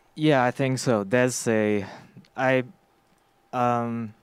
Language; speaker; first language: English; non-native, fluent; Chinese